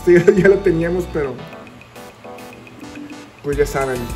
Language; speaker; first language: Spanish; native; Spanish